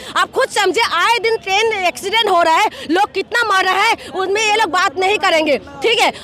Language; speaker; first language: Hindi; non-native, local second language; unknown